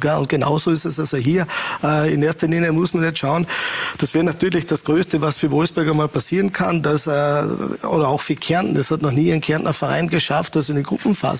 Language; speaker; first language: German; native; German